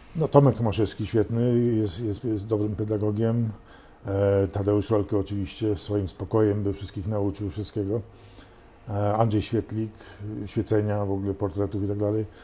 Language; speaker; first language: Polish; early bilingual, heritage; Polish